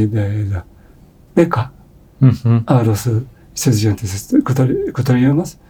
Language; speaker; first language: Spanish; non-native, fluent; Japanese